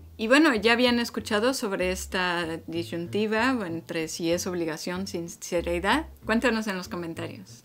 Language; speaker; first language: Spanish; native; Spanish